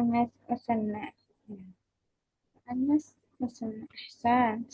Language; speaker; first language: Arabic; non-native, fluent; Indonesian